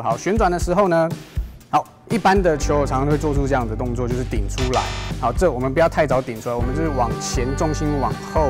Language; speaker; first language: Chinese; native; Chinese